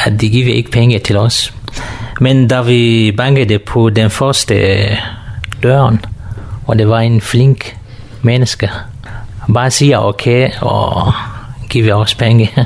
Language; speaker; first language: Danish; non-native, learner; Kurdish